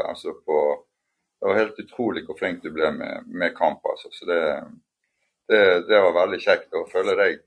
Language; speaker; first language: Norwegian; native; Norwegian